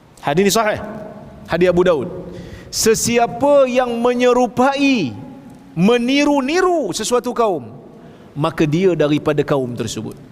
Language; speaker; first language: Malay; native; Malay